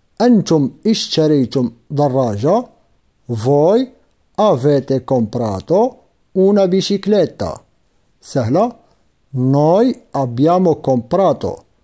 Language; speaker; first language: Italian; non-native, fluent; Arabic